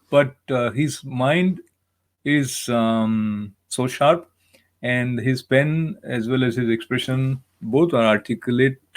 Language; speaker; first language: English; non-native, local second language; Hindi